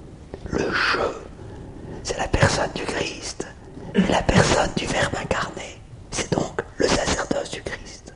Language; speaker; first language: French; native; French